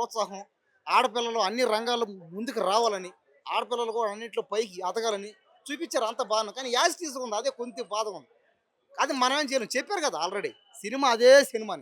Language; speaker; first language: Telugu; native; Telugu